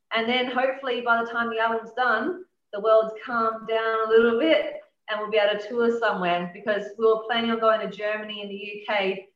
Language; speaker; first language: English; native; English